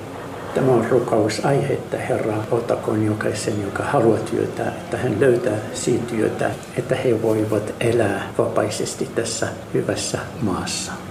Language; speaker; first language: Finnish; non-native, fluent; Arabic